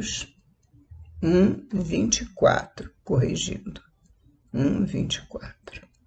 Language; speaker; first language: Portuguese; native; Portuguese